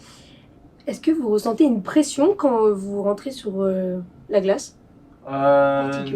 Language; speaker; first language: French; native; French